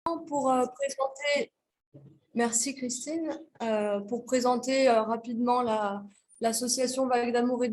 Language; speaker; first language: French; native; French